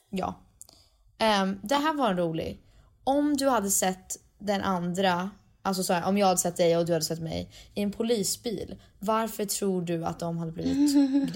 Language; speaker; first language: Swedish; native; Swedish